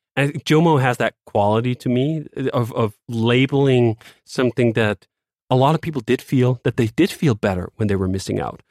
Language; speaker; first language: English; non-native, fluent; Danish